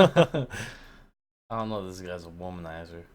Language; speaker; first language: English; native; English